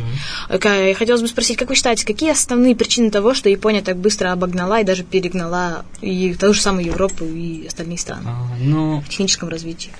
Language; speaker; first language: Russian; native; Russian